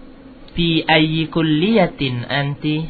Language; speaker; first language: Arabic; non-native, fluent; Indonesian